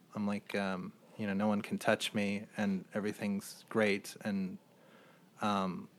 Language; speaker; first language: English; native; English